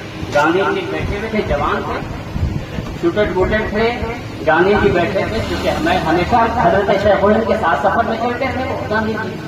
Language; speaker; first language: Urdu; native; Urdu